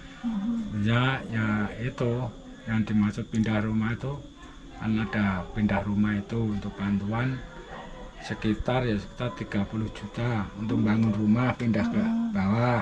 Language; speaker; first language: Indonesian; non-native, local second language; Javanese